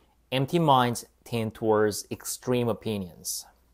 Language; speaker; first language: English; non-native, fluent; Korean